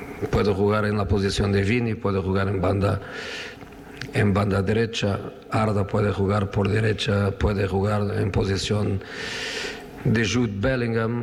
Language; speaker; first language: Spanish; non-native, fluent; Italian